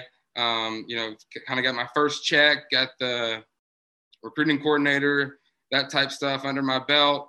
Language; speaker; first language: English; native; English